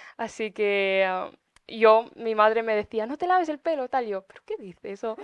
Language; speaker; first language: Spanish; early bilingual, other home language; Arabic